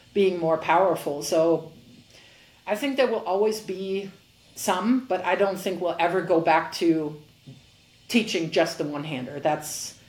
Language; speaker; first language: English; non-native, fluent; German